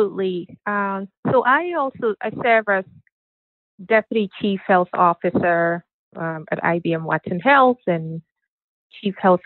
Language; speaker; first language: English; non-native, local second language; Akan